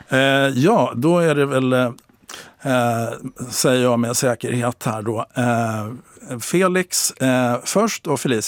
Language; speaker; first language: Swedish; native; Swedish